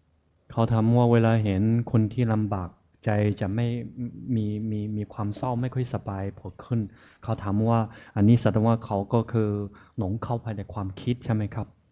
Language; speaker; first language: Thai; non-native, fluent; Chinese